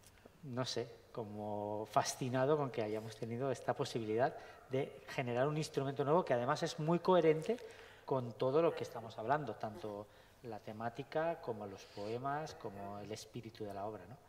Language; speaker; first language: Spanish; native; Spanish